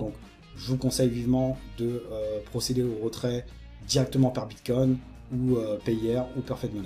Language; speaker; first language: French; native; French